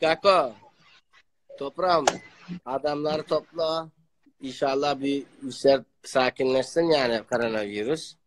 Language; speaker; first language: Turkish; non-native, learner; Turkmen